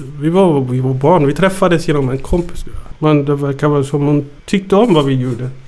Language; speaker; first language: Swedish; early bilingual, other home language; Amharic